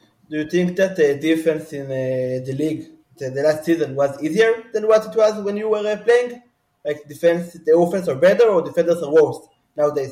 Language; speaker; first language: English; non-native, fluent; Hebrew